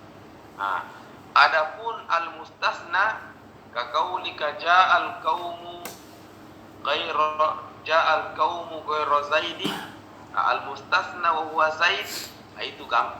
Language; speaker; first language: Arabic; non-native, fluent; Indonesian